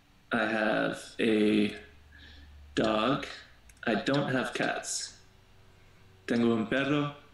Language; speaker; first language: English; native; English